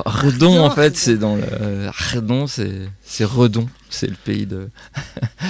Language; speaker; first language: French; native; French